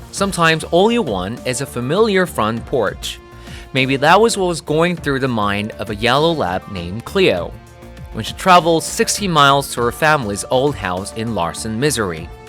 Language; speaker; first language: English; non-native, fluent; Korean